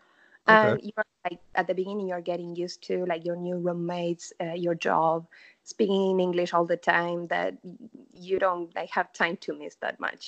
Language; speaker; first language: English; non-native, fluent; Spanish